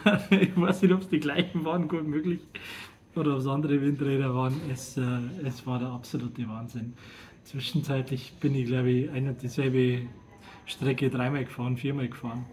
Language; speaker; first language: German; native; German